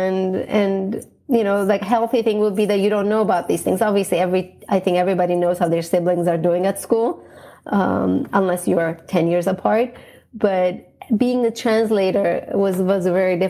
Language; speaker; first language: English; non-native, fluent; Turkish